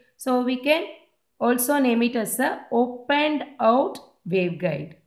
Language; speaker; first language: English; non-native, local second language; Tamil